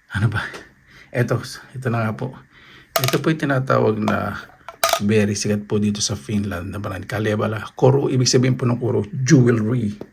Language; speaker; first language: Filipino; native; Filipino